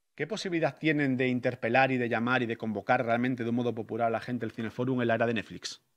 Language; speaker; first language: Spanish; native; Spanish